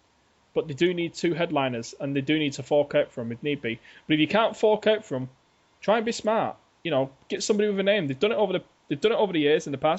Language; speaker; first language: English; native; English